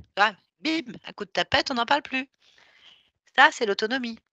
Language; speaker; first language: French; native; French